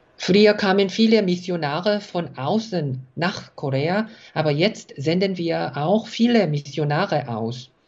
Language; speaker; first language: German; non-native, fluent; Korean